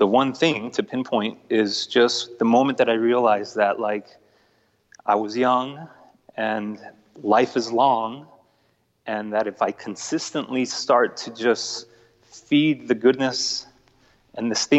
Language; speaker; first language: English; native; English